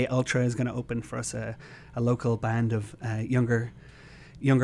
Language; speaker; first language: English; native; English